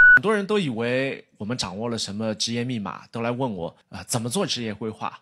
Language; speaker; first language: Chinese; native; Chinese